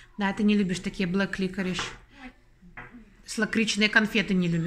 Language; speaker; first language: Russian; native; Russian